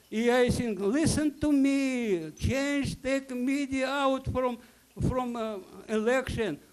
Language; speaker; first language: English; non-native, learner; Russian